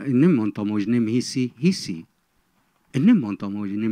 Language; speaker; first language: Hungarian; non-native, fluent; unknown